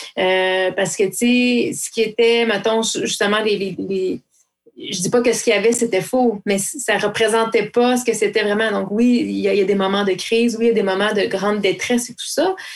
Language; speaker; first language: French; native; French